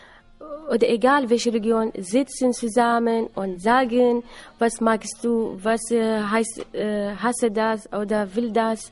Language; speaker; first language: German; non-native, learner; Assyrian Neo-Aramaic